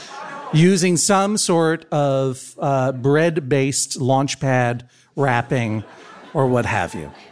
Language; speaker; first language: English; native; English